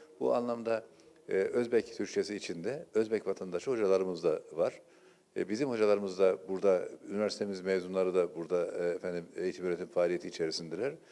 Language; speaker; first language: Turkish; native; Turkish